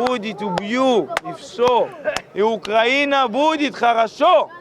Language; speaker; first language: Russian; non-native, learner; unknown